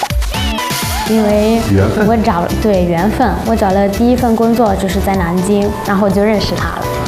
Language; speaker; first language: Chinese; non-native, fluent; Italian